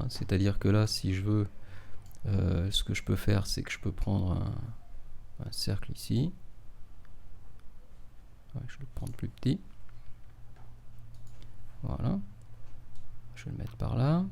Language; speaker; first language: French; native; French